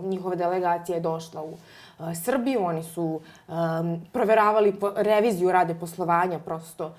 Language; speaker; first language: Serbian; native; Serbian